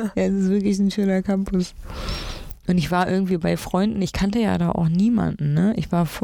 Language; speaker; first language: German; early bilingual, other home language; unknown